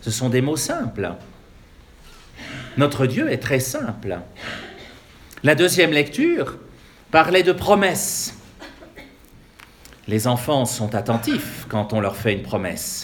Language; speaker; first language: French; native; French